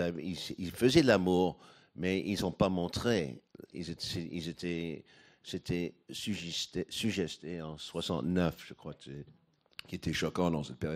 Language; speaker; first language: French; non-native, fluent; English